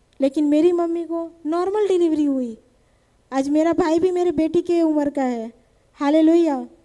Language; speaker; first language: Hindi; native; Hindi